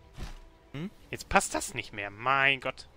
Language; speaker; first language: German; native; German